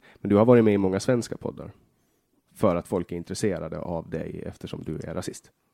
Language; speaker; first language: Swedish; native; Swedish